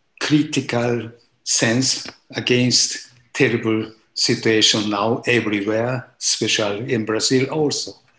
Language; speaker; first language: English; non-native, learner; Japanese